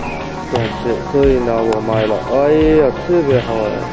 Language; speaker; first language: Chinese; non-native, learner; Japanese